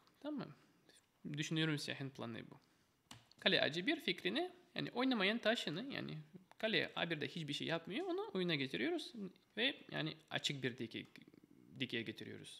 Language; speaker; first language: Turkish; non-native, fluent; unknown